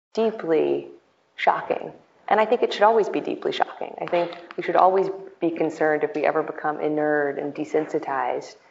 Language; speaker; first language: English; native; English